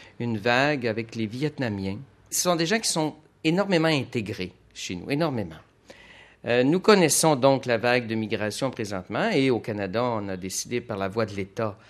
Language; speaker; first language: French; native; French